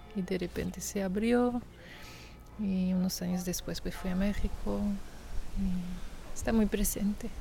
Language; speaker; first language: Spanish; non-native, fluent; French